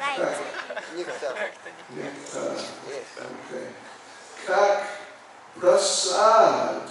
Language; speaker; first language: Russian; non-native, learner; English